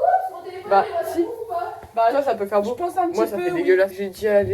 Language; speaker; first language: French; native; French